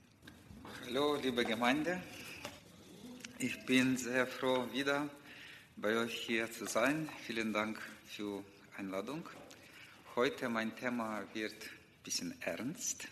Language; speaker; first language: German; non-native, learner; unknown